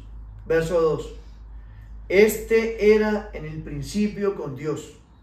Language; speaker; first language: Spanish; native; Spanish